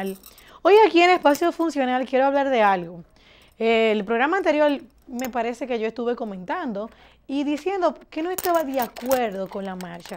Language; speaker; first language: Spanish; native; Spanish